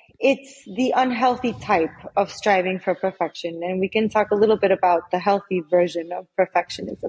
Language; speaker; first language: English; early bilingual, other home language; Spanish